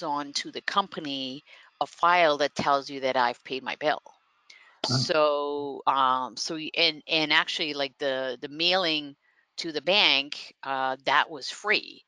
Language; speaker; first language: English; non-native, fluent; Dutch